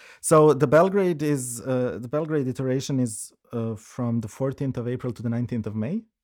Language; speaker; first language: English; non-native, fluent; Serbian